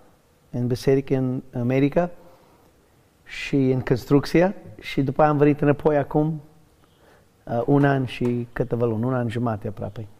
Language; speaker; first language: Romanian; non-native, learner; English